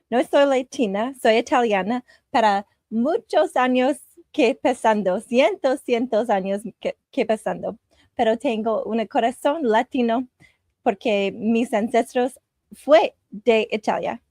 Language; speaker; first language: Spanish; non-native, learner; English